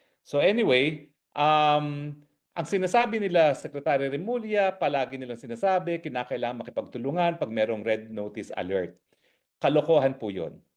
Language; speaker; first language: Filipino; native; Filipino